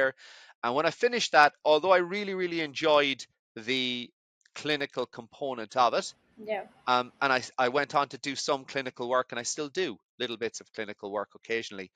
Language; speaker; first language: English; native; English